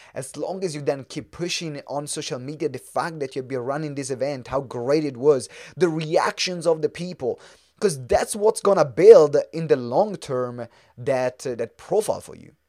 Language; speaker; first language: English; non-native, fluent; Italian